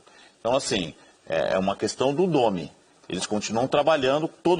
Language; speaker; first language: Portuguese; native; Portuguese